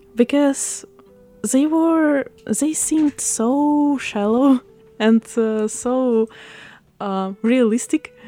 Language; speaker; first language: English; non-native, fluent; Russian